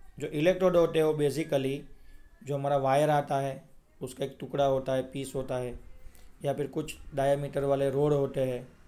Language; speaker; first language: Hindi; non-native, local second language; Gujarati